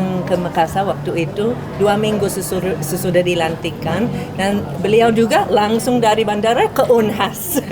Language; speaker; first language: Indonesian; non-native, fluent; English